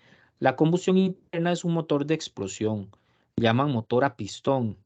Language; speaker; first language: Spanish; native; Spanish